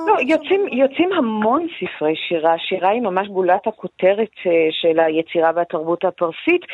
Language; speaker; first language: Hebrew; non-native, fluent; Persian